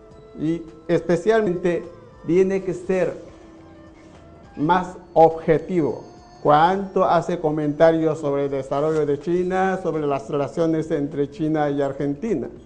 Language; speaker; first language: Spanish; non-native, fluent; Chinese